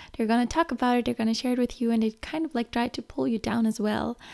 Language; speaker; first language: English; non-native, fluent; German